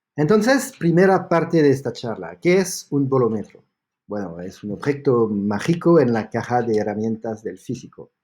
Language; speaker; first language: Spanish; non-native, fluent; French